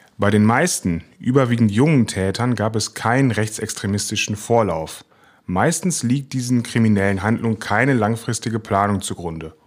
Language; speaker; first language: German; native; German